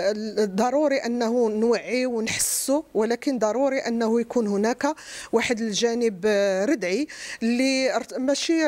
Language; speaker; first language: Arabic; native; Arabic